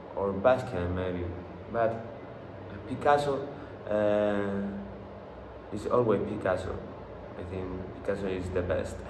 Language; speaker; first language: English; non-native, learner; Spanish